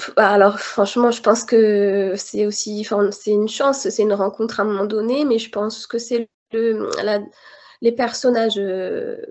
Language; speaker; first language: French; native; French